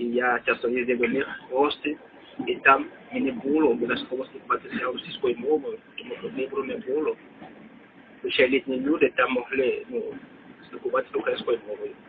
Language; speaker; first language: Ukrainian; non-native, fluent; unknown